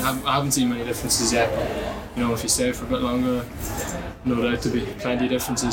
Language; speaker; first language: English; native; English